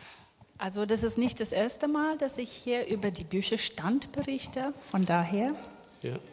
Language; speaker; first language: German; non-native, fluent; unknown